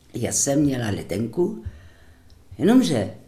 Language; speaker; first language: Czech; non-native, fluent; French